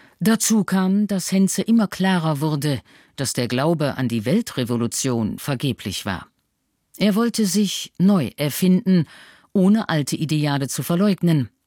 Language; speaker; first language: German; native; German